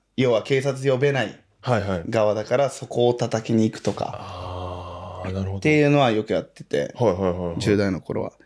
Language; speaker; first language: Japanese; early bilingual, other home language; Portuguese